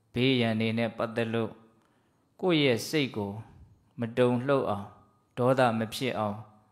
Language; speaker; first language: Burmese; native; Burmese